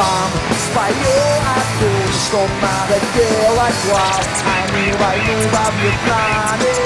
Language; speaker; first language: Russian; native; Russian